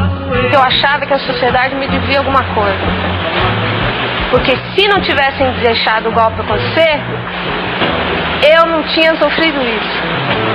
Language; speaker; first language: Portuguese; native; Portuguese